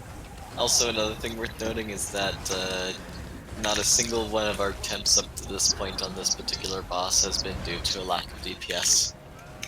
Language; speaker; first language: English; native; English